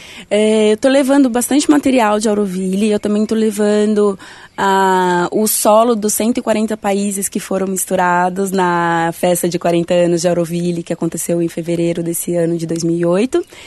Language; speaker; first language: Portuguese; native; Portuguese